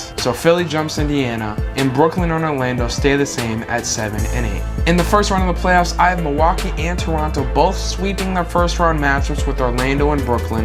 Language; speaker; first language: English; native; English